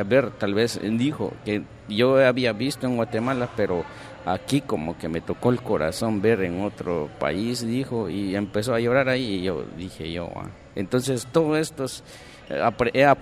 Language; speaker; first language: Spanish; non-native, local second language; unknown